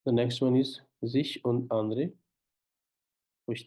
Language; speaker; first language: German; non-native, fluent; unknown